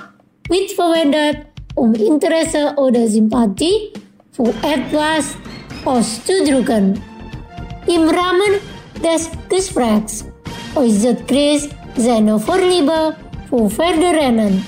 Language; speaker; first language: German; non-native, fluent; Indonesian